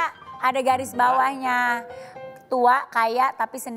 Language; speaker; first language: Indonesian; native; Indonesian